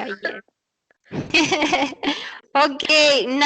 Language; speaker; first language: English; non-native, fluent; Spanish